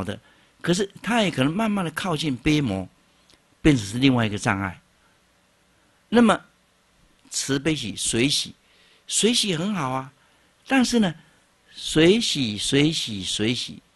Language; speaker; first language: Chinese; native; Chinese